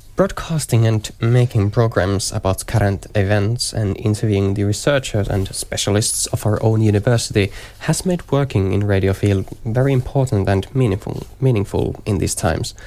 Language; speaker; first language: English; non-native, fluent; Finnish